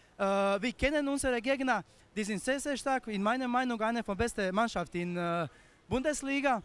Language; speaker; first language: German; non-native, fluent; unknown